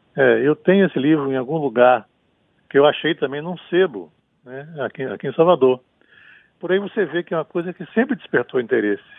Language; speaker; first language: Portuguese; native; Portuguese